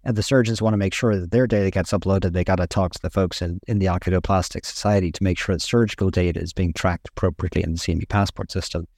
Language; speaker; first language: English; native; English